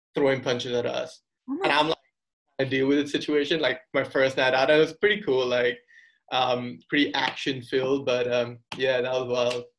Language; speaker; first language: English; early bilingual, other home language; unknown